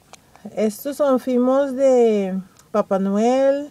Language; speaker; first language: Spanish; early bilingual, heritage; Spanish